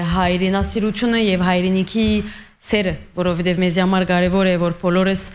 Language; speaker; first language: Armenian; early bilingual, heritage; Armenian